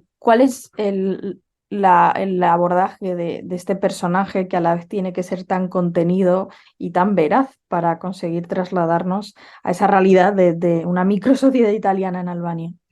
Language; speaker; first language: Spanish; native; Spanish